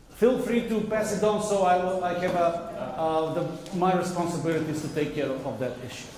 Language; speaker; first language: English; non-native, fluent; Macedonian